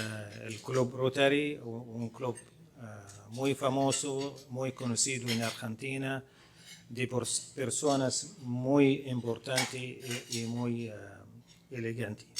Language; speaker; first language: Spanish; non-native, fluent; Arabic